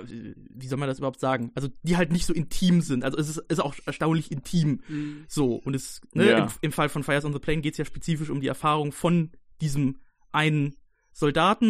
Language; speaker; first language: German; native; German